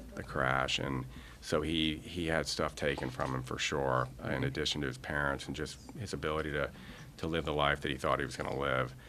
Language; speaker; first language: English; native; English